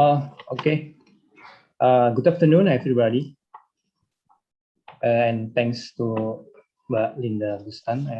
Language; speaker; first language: English; non-native, learner; Indonesian